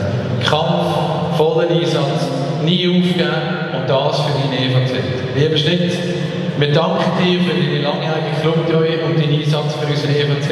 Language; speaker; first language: German; native; German